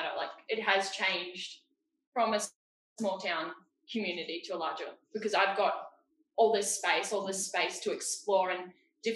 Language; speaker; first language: English; native; English